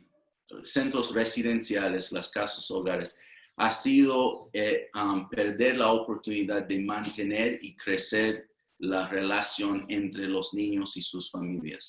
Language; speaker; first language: Spanish; non-native, fluent; English